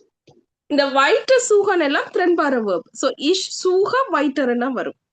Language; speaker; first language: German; non-native, fluent; Tamil